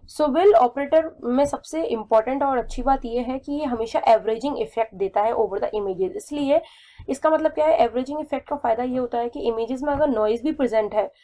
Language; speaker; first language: Hindi; native; Hindi